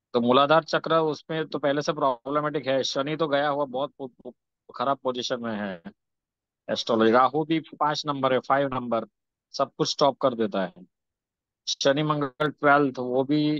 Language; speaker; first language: Hindi; non-native, local second language; Gujarati